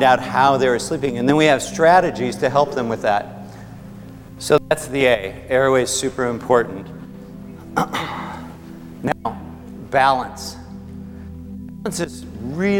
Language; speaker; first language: English; native; English